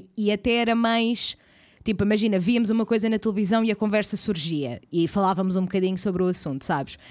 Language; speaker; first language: Portuguese; native; Portuguese